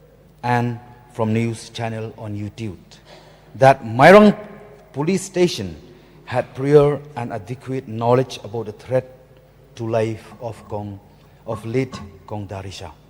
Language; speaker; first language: English; non-native, local second language; Khasi